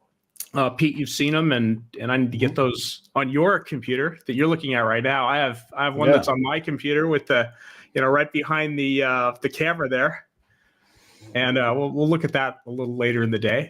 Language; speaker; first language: English; native; English